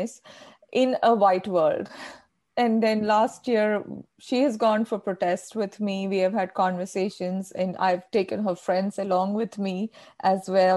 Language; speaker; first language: English; non-native, local second language; Malayalam